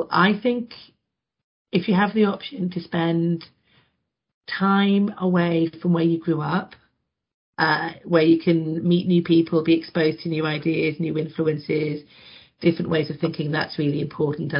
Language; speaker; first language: English; native; English